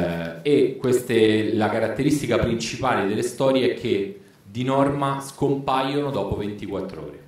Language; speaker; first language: Italian; native; Italian